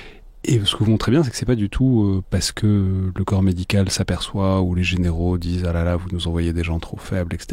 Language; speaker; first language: French; native; French